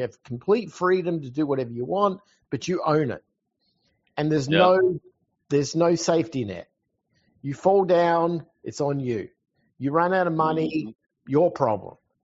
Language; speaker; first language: English; native; English